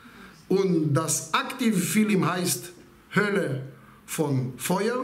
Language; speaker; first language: German; non-native, fluent; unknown